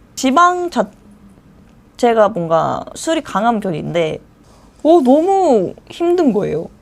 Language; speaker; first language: Korean; non-native, fluent; Japanese